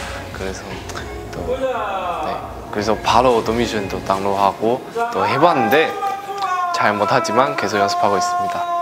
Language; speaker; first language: Korean; non-native, learner; Chinese